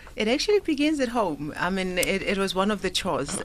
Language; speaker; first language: English; non-native, local second language; Southern Sotho